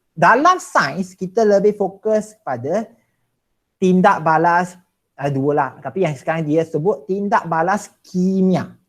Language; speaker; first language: Malay; non-native, local second language; Chinese